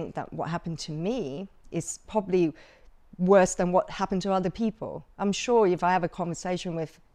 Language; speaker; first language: English; early bilingual, other home language; Cantonese